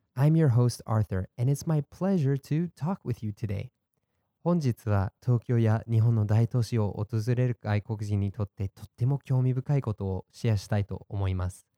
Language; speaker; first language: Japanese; non-native, fluent; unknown